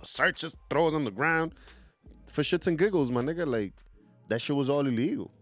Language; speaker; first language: English; early bilingual, other home language; Spanish